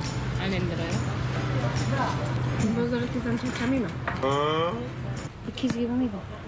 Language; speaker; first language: Korean; non-native, learner; Uzbek